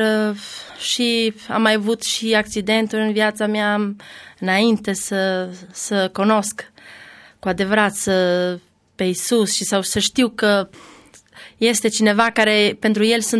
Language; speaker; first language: Romanian; non-native, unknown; Albanian